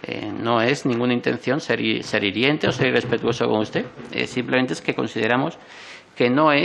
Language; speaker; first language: Spanish; native; Spanish